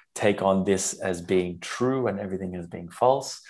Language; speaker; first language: English; non-native, local second language; Sinhala